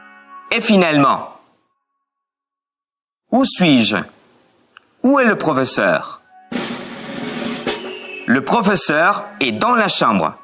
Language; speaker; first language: French; non-native, fluent; Spanish